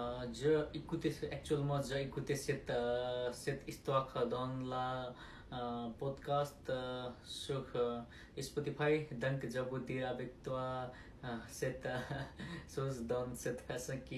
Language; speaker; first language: French; non-native, learner; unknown